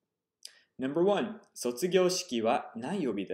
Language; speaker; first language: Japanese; non-native, fluent; English